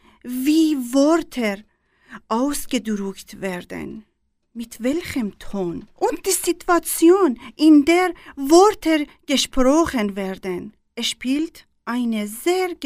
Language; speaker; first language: German; non-native, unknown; Persian